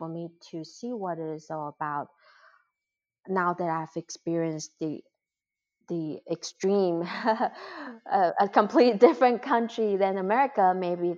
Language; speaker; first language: English; non-native, fluent; Chinese